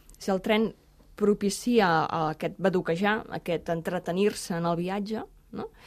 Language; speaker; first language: Catalan; native; Catalan